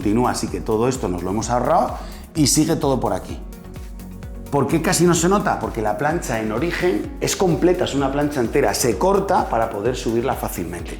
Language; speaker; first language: Spanish; native; Spanish